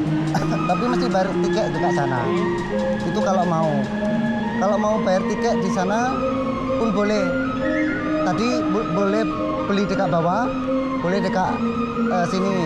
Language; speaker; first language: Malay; non-native, local second language; Indonesian